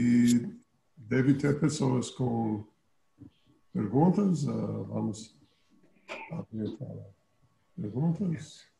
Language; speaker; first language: Portuguese; non-native, fluent; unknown